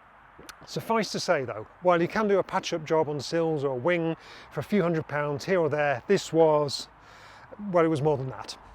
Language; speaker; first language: English; native; English